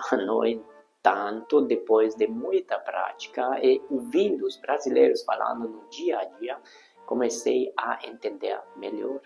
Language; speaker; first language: Portuguese; non-native, fluent; Hungarian